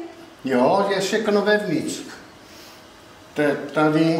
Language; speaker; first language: Czech; non-native, learner; Italian